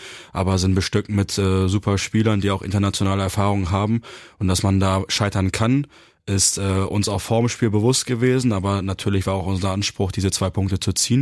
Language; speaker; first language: German; early bilingual, other home language; Turkish